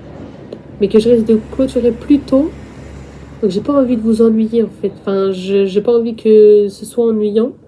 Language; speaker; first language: French; native; French